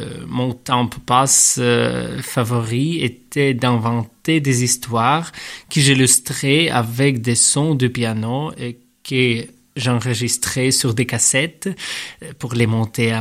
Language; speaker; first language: French; non-native, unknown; Russian